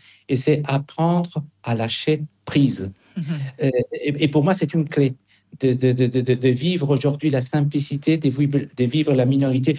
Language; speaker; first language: French; non-native, fluent; Spanish